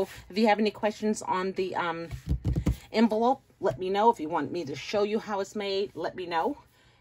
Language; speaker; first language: English; native; English